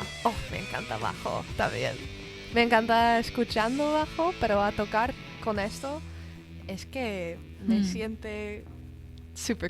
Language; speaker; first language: Spanish; non-native, learner; English